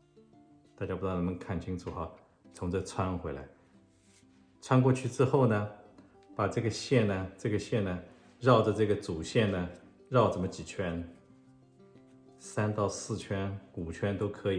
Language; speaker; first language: Chinese; native; Chinese